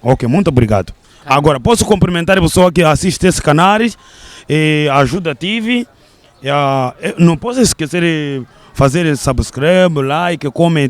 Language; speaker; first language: Portuguese; non-native, learner; Kinyarwanda